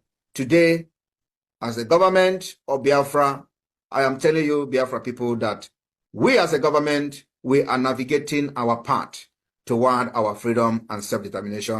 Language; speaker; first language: English; non-native, local second language; Igbo